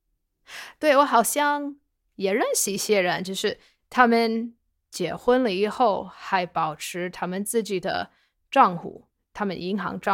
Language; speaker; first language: Chinese; non-native, fluent; English